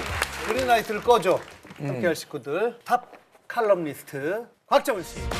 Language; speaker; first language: Korean; native; Korean